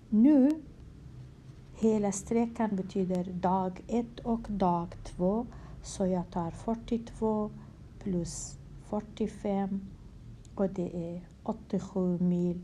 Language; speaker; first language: Swedish; non-native, fluent; Kurdish